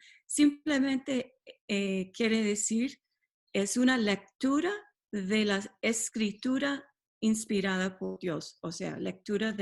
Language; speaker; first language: Spanish; non-native, fluent; English